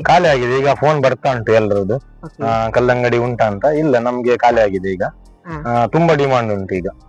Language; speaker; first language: Kannada; native; Kannada